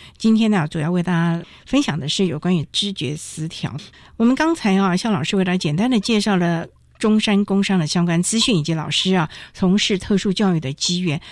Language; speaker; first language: Chinese; native; Chinese